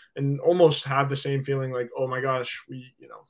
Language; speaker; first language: English; native; English